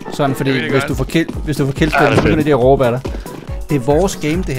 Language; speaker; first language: Danish; native; Danish